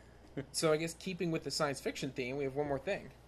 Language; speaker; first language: English; native; English